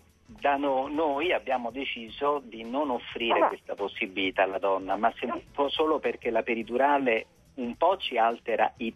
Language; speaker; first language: Italian; native; Italian